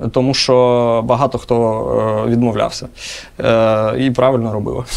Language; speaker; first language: Ukrainian; non-native, local second language; Russian